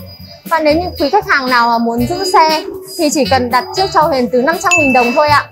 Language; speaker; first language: Vietnamese; native; Vietnamese